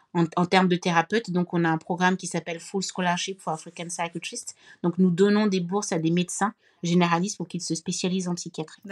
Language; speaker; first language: French; native; French